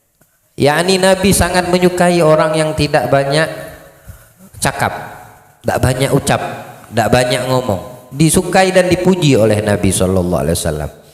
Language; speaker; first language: Indonesian; native; Indonesian